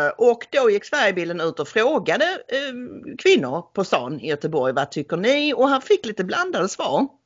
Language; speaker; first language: Swedish; native; Swedish